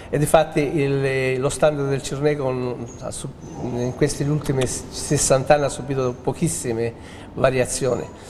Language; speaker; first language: Italian; native; Italian